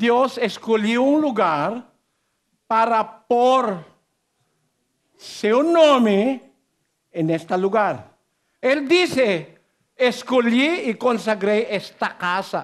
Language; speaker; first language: Portuguese; non-native, learner; Filipino